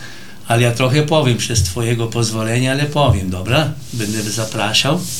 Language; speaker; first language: Polish; early bilingual, heritage; Polish